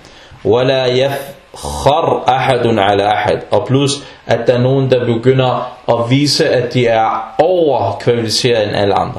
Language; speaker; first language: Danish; non-native, fluent; Arabic